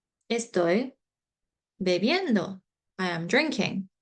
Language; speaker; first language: Spanish; non-native, fluent; English